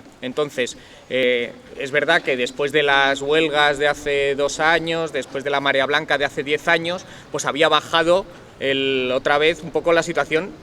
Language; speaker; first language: Spanish; native; Spanish